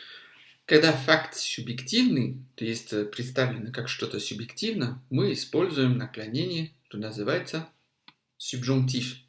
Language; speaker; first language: Russian; non-native, fluent; French